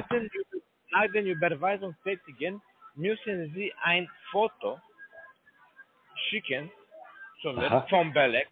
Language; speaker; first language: German; non-native, learner; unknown